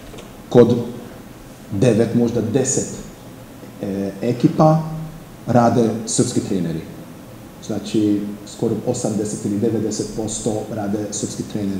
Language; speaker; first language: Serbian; non-native, fluent; Hungarian